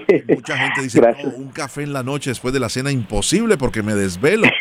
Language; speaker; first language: Spanish; native; Spanish